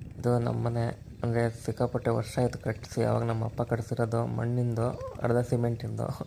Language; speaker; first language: Kannada; non-native, local second language; Lambadi